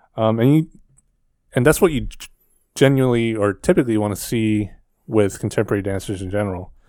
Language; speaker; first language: English; early bilingual, other home language; Filipino